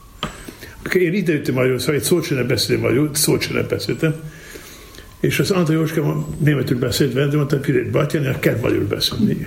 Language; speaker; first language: Hungarian; non-native, learner; German